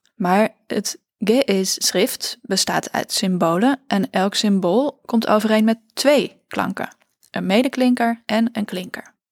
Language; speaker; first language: Dutch; native; Dutch